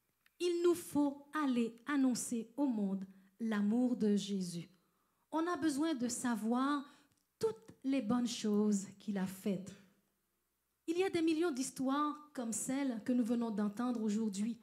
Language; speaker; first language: French; native; French